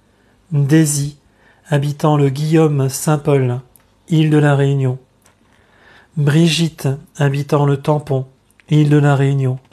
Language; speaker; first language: French; native; French